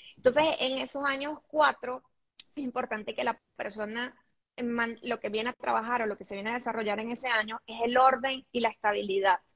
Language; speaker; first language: Spanish; native; Spanish